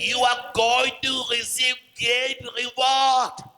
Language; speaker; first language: English; non-native, local second language; Malayalam